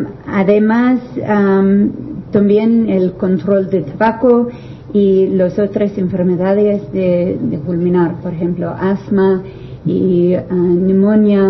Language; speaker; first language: Spanish; non-native, learner; English